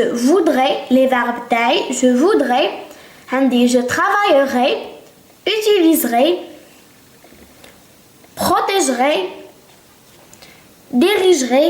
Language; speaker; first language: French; non-native, local second language; Arabic